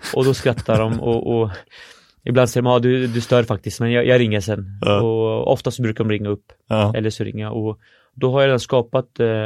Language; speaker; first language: Swedish; early bilingual, other home language; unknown